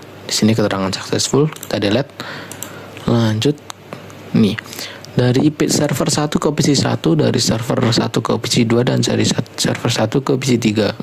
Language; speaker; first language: Indonesian; native; Indonesian